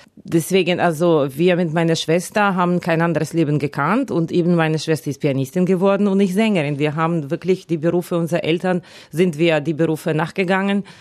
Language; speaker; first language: German; non-native, fluent; Ukrainian